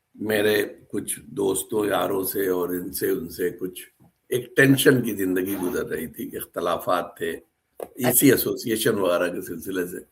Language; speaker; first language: Urdu; native; Urdu